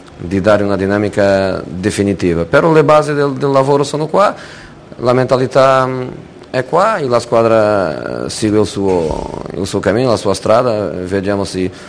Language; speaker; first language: Italian; non-native, fluent; Portuguese